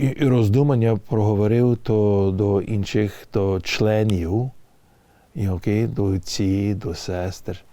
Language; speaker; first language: Ukrainian; early bilingual, heritage; English